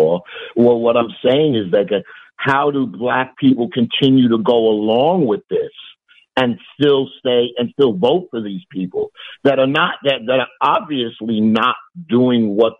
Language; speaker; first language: English; native; English